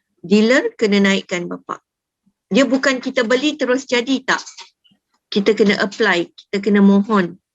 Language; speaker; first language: Malay; native; Malay